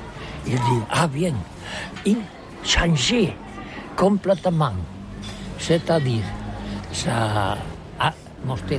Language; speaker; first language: French; non-native, learner; Catalan